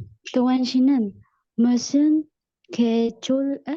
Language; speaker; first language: Korean; non-native, learner; Filipino